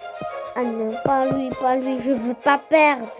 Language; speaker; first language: French; non-native, fluent; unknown